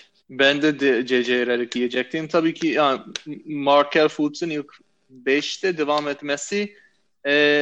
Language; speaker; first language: Turkish; non-native, fluent; English